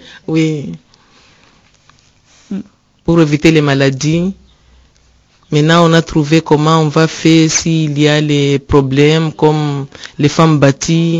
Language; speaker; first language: French; non-native, learner; Rundi